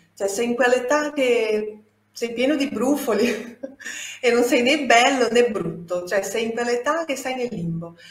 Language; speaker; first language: Italian; non-native, fluent; Portuguese